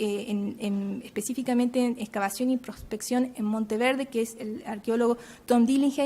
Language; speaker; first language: Spanish; native; Spanish